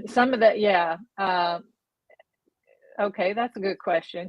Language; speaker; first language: English; native; English